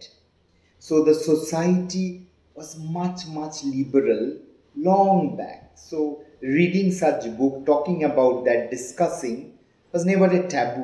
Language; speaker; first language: English; non-native, local second language; Hindi